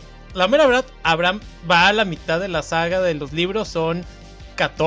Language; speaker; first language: Spanish; native; Spanish